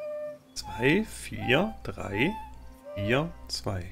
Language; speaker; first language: German; native; German